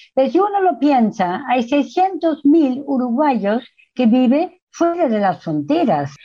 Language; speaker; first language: Spanish; non-native, fluent; Dutch